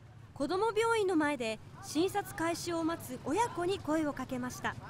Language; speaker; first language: Japanese; native; Japanese